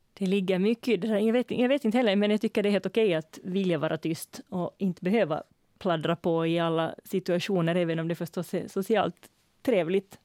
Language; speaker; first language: Swedish; native; Swedish